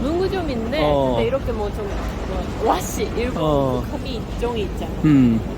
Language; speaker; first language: Korean; non-native, fluent; Japanese